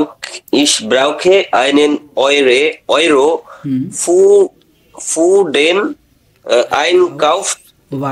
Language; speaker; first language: German; non-native, learner; Bangla